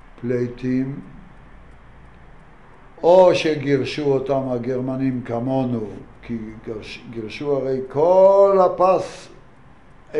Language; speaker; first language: Hebrew; non-native, fluent; Yiddish